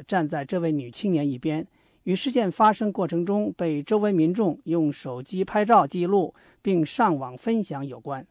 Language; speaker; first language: Chinese; native; Chinese